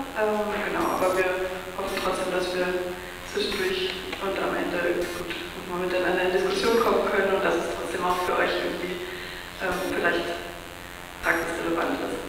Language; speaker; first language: German; native; German